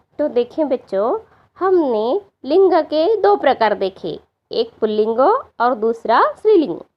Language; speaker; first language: Hindi; non-native, local second language; Marathi